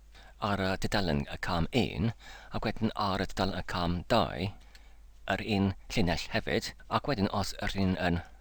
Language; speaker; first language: Welsh; non-native, fluent; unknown